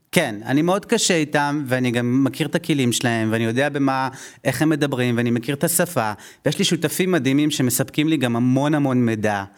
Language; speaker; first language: Hebrew; native; Hebrew